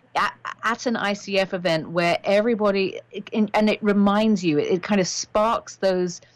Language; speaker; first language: English; native; English